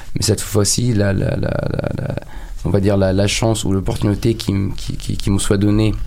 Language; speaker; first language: French; non-native, fluent; Arabic